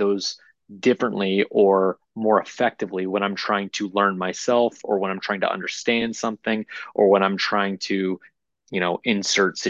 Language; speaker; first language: English; native; English